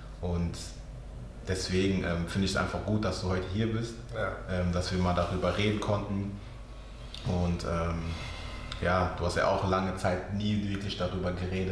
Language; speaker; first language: German; early bilingual, other home language; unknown